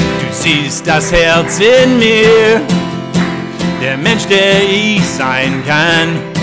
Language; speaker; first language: German; non-native, fluent; English